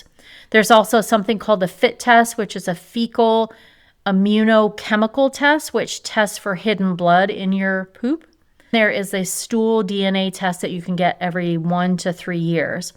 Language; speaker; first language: English; native; English